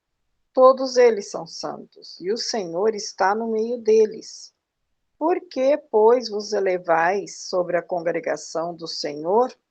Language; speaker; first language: Portuguese; native; Portuguese